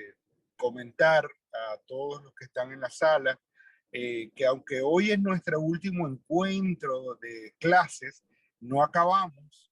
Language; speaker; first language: Spanish; native; Spanish